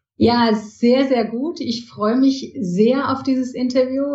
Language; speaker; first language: German; early bilingual, heritage; German